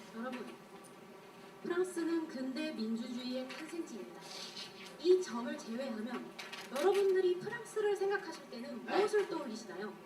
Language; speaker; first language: Korean; early bilingual, heritage; Korean